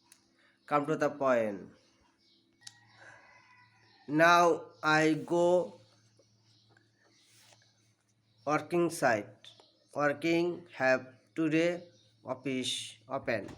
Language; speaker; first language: English; non-native, learner; Bangla